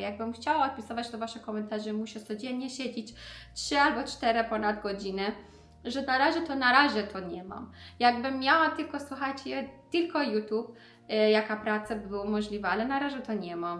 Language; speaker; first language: Polish; non-native, learner; Persian